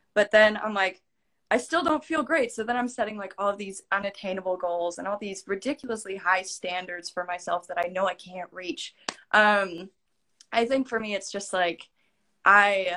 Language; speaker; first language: English; native; English